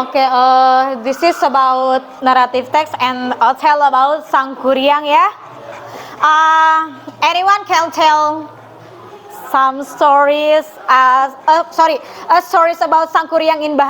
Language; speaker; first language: English; non-native, fluent; Indonesian